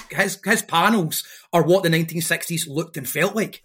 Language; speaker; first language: English; native; English